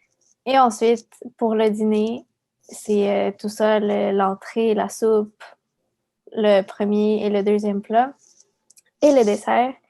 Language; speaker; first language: French; early bilingual, other home language; Spanish